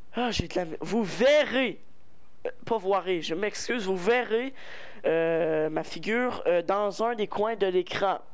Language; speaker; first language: French; native; French